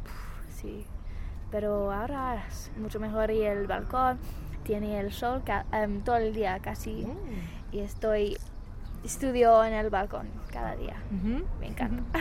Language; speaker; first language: Spanish; non-native, fluent; English